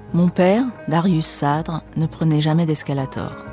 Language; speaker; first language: French; non-native, fluent; Persian